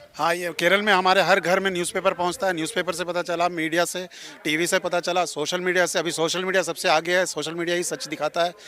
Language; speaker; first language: Hindi; non-native, local second language; Malayalam